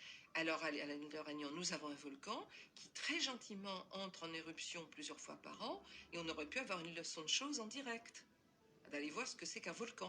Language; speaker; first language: French; native; French